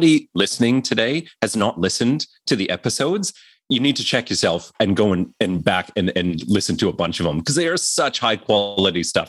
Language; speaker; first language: English; native; English